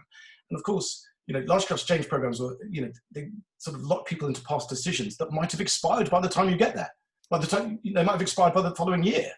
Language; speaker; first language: English; native; English